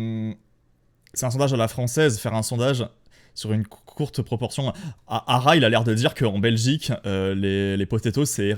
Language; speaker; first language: French; native; French